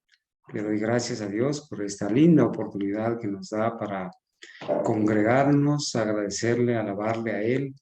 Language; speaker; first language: Spanish; native; Spanish